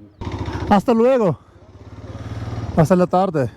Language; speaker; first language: Spanish; non-native, learner; Urdu